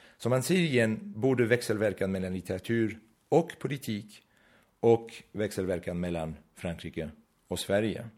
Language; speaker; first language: Swedish; non-native, fluent; French